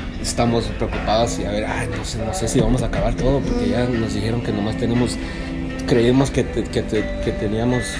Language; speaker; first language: Spanish; early bilingual, heritage; Spanish